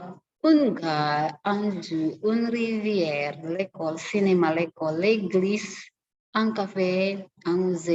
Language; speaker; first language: French; non-native, learner; Indonesian